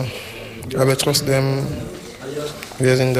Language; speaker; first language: German; non-native, learner; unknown